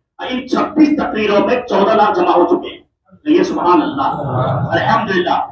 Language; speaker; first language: Urdu; native; Urdu